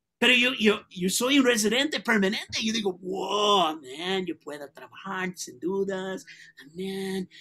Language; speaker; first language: Spanish; non-native, learner; English